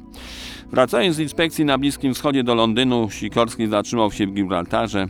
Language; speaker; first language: Polish; native; Polish